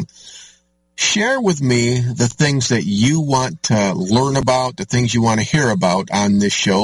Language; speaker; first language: English; native; English